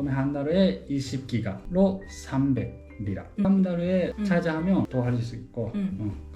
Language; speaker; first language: Korean; non-native, learner; Japanese